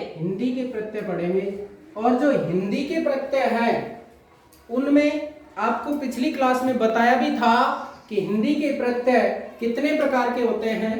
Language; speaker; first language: Hindi; native; Hindi